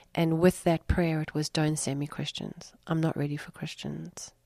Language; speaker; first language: English; native; English